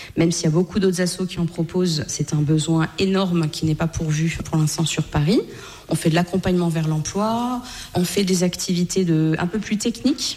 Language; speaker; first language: French; native; French